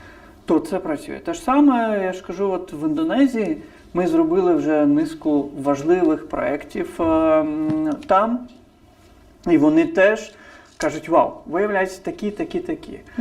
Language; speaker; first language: Ukrainian; non-native, fluent; Crimean Tatar